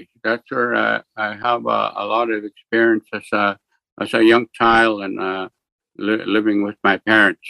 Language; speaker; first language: English; native; English